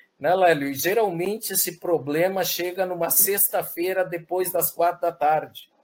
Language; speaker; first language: Portuguese; early bilingual, other home language; Spanish